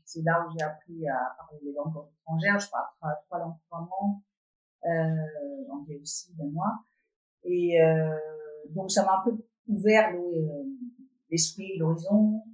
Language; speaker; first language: French; non-native, fluent; Danish